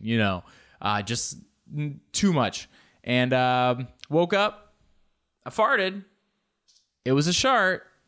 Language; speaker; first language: English; early bilingual, other home language; Spanish